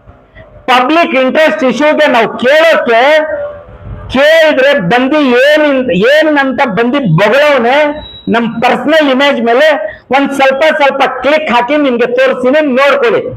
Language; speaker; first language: Kannada; native; Kannada